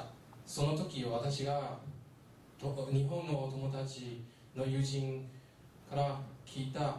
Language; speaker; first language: Japanese; non-native, learner; Chinese